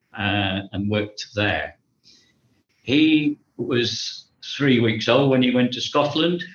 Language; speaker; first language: English; native; English